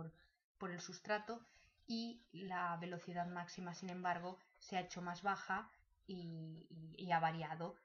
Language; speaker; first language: Spanish; native; Spanish